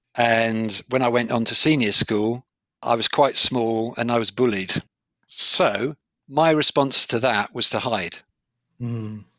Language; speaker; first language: English; native; English